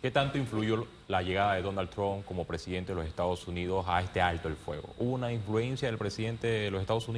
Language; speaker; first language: Spanish; native; Spanish